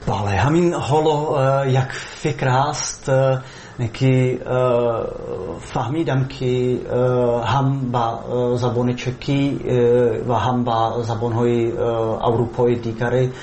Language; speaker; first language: Persian; non-native, learner; Czech